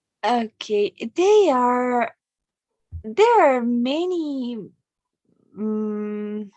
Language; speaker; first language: English; non-native, learner; Spanish